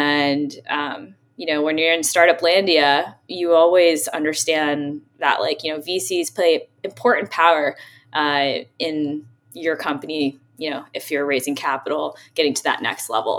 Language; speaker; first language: English; native; English